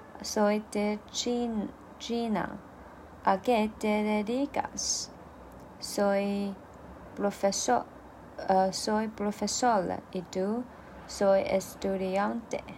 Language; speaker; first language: Spanish; non-native, learner; Chinese